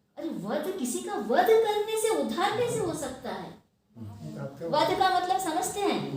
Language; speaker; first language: Hindi; non-native, local second language; Marathi